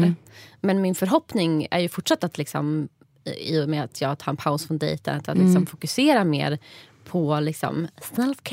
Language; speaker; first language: Swedish; native; Swedish